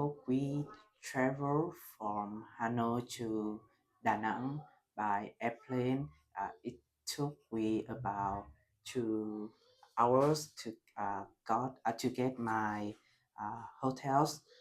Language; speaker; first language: English; non-native, learner; Vietnamese